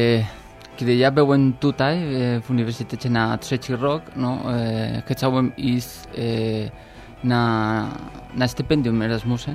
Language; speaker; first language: Polish; non-native, learner; Spanish